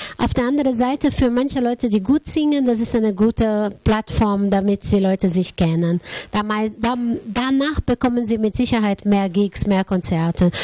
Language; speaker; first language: German; non-native, fluent; Portuguese